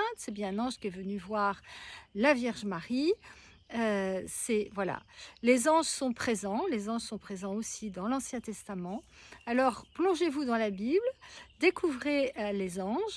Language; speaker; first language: French; native; French